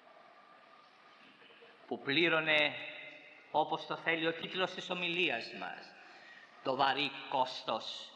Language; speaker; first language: Greek; native; Greek